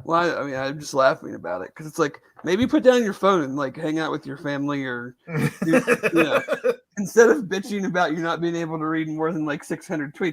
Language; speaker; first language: English; native; English